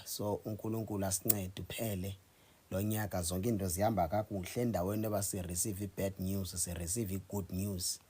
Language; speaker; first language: Zulu; non-native, local second language; Xhosa